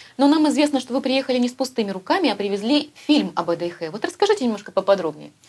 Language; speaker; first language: Russian; native; Russian